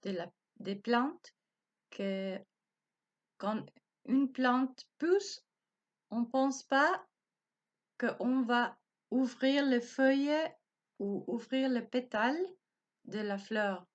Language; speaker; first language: French; non-native, learner; Spanish